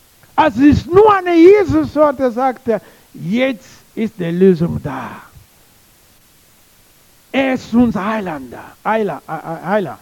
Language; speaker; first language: German; non-native, learner; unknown